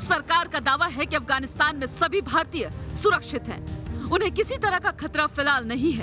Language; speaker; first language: Hindi; native; Hindi